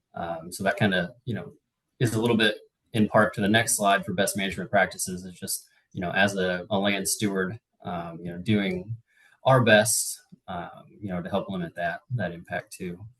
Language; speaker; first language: English; native; English